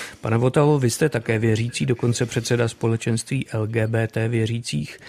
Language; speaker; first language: Czech; native; Czech